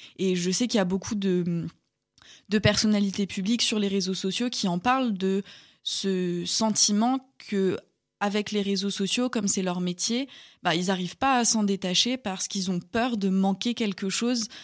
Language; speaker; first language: French; native; French